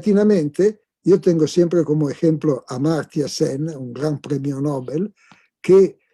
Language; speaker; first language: Spanish; non-native, fluent; Italian